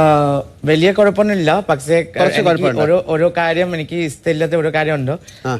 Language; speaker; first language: Malayalam; non-native, learner; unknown